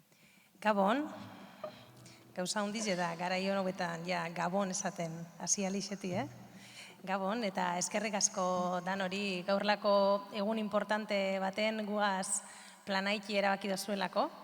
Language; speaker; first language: Basque; native; Basque